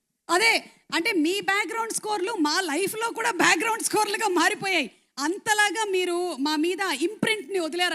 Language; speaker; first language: Telugu; native; Telugu